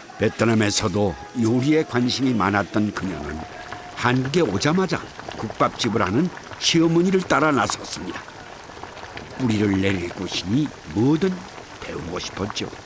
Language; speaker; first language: Korean; native; Korean